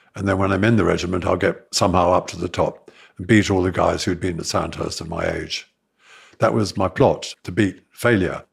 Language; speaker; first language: English; native; English